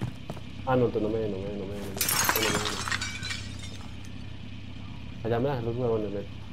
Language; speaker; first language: Spanish; native; Spanish